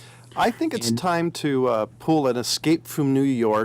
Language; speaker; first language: English; native; English